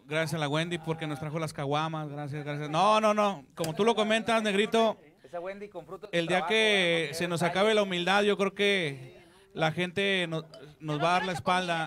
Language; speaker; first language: Spanish; native; Spanish